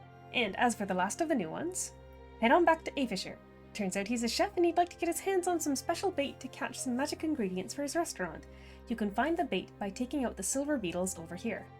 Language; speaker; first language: English; native; English